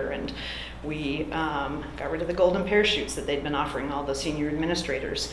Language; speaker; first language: English; native; English